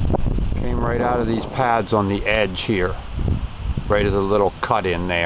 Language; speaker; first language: English; native; English